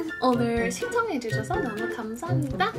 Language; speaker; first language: Korean; non-native, learner; English